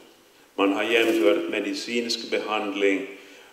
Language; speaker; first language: Swedish; non-native, local second language; Finnish